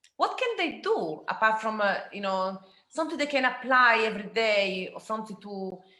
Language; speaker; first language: English; non-native, fluent; Italian